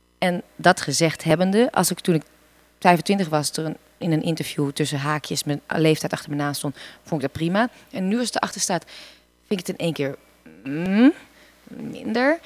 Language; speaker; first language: Dutch; native; Dutch